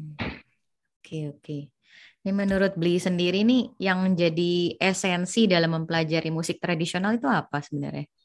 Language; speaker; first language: Indonesian; native; Indonesian